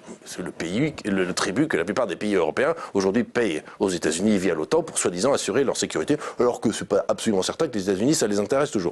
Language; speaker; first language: French; native; French